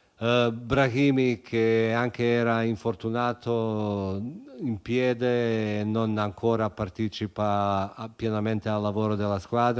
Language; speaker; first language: Italian; non-native, fluent; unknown